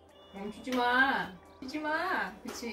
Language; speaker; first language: Korean; non-native, fluent; Russian